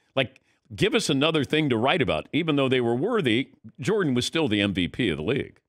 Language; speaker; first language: English; native; English